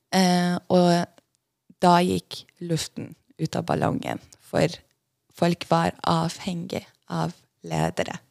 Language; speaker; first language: Norwegian; non-native, fluent; Persian